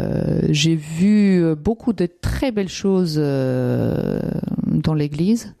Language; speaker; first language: French; non-native, fluent; German